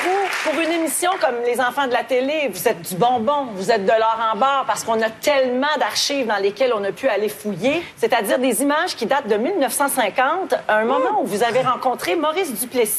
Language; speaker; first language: French; native; French